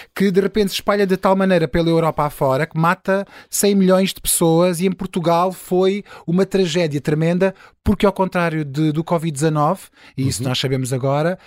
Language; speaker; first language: Portuguese; native; Portuguese